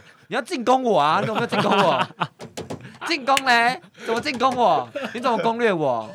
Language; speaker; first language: Chinese; native; Chinese